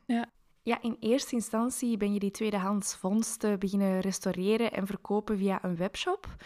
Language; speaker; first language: Dutch; native; Dutch